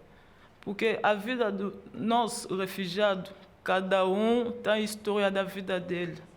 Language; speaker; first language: Portuguese; non-native, learner; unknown